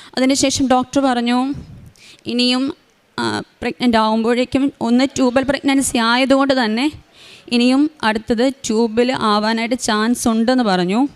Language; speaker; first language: Malayalam; native; Malayalam